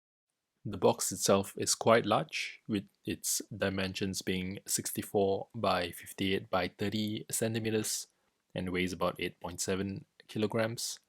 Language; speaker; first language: English; native; English